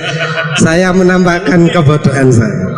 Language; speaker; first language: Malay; non-native, local second language; Javanese